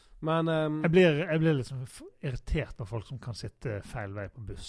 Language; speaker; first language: Norwegian; native; Norwegian